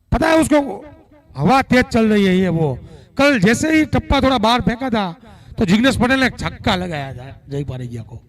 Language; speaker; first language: Hindi; non-native, local second language; Gujarati